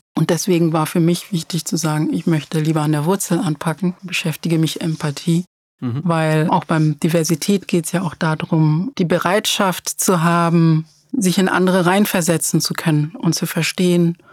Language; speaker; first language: German; early bilingual, other home language; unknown